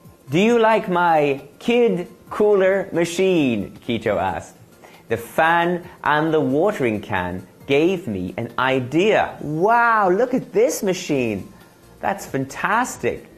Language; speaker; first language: English; native; English